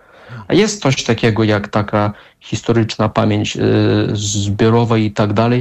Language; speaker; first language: Polish; non-native, fluent; Russian